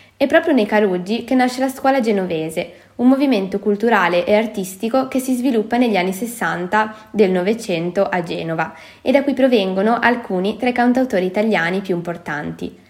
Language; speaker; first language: Italian; native; Italian